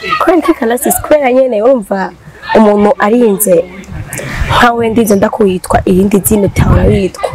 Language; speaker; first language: Rundi; native; Rundi